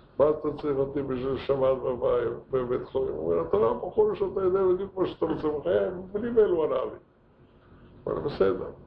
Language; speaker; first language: Hebrew; non-native, fluent; Yiddish